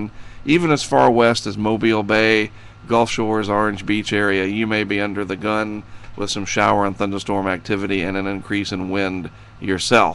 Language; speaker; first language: English; native; English